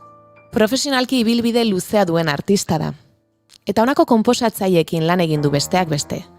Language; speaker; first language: Basque; native; Basque